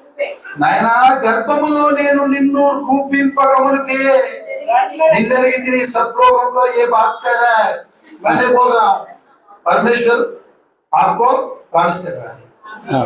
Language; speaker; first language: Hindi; non-native, local second language; Telugu